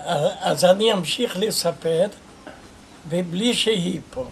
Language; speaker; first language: Hebrew; non-native, fluent; Portuguese